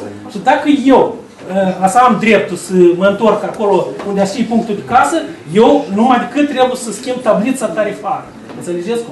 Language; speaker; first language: Romanian; native; Romanian